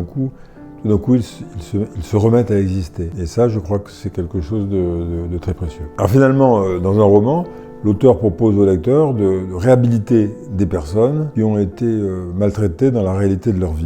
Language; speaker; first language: French; native; French